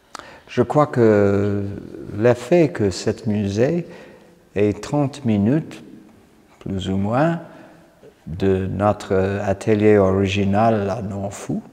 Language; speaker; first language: French; non-native, fluent; English